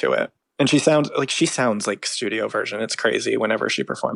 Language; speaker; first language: English; native; English